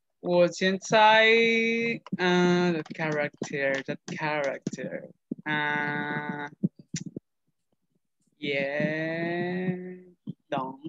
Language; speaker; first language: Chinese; non-native, learner; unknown